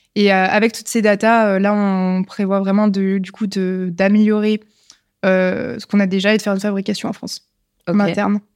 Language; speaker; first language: French; native; French